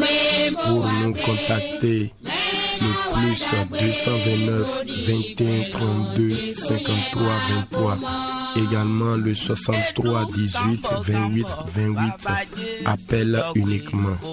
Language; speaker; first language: French; non-native, local second language; Fon